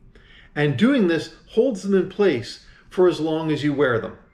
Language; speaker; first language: English; native; English